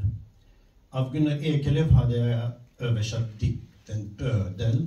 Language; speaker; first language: Swedish; non-native, fluent; Kurdish